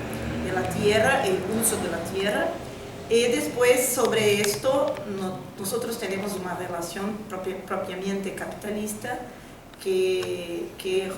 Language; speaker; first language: Spanish; non-native, fluent; Portuguese